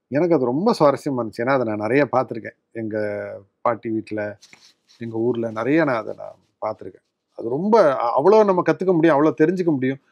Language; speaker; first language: Tamil; native; Tamil